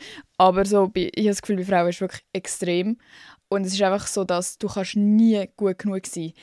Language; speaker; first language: German; native; German